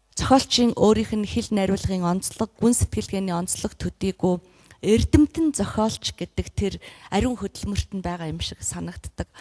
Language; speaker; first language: Mongolian; native; Mongolian